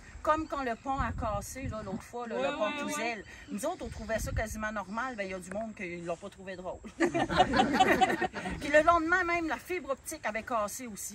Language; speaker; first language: French; native; French